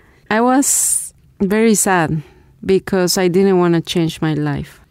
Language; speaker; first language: English; non-native, fluent; Spanish